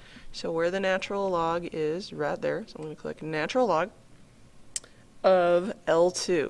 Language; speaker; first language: English; native; English